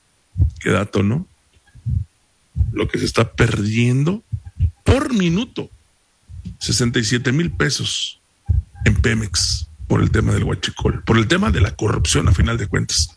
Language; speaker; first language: Spanish; native; Spanish